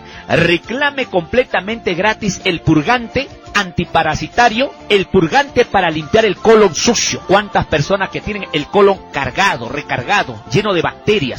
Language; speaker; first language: Spanish; native; Spanish